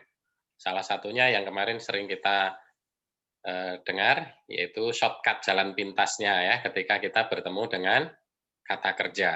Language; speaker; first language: Indonesian; native; Indonesian